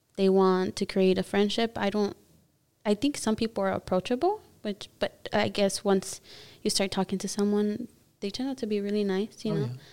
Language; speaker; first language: English; early bilingual, other home language; Spanish